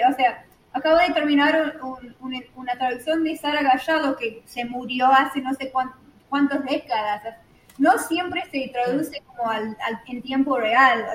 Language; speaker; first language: Spanish; non-native, fluent; English